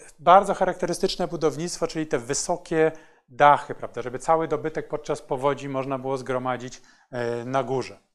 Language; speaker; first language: Polish; native; Polish